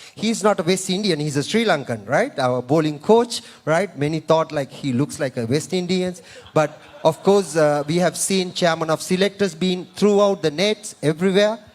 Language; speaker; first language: English; non-native, local second language; Sinhala